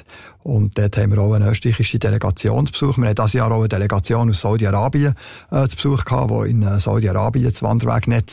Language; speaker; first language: German; native; German